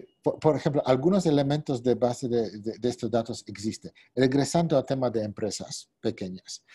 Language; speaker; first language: Spanish; non-native, fluent; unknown